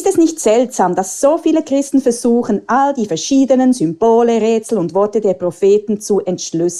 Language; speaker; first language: German; native; German